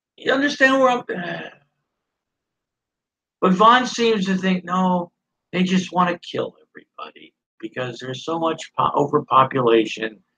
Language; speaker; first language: English; native; English